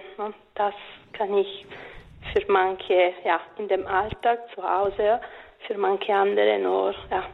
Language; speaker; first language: German; non-native, fluent; Italian